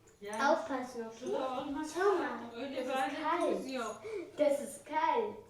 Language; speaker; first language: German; early bilingual, other home language; Turkish